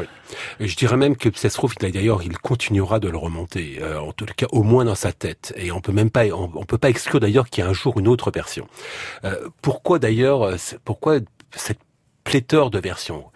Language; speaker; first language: French; native; French